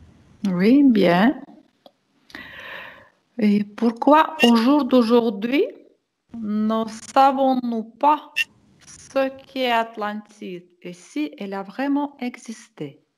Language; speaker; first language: French; non-native, fluent; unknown